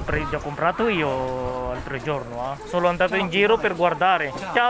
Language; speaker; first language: Italian; non-native, learner; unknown